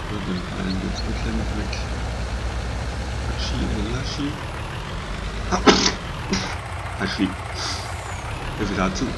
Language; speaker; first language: German; native; German